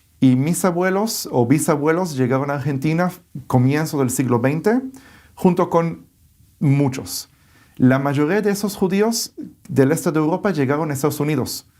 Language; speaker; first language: Spanish; early bilingual, heritage; Hebrew